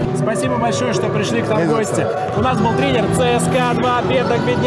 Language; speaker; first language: Russian; native; Russian